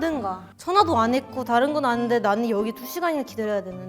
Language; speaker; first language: Korean; non-native, fluent; Ukrainian